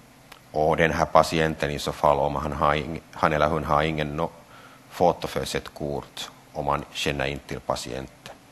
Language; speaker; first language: Swedish; non-native, local second language; Finnish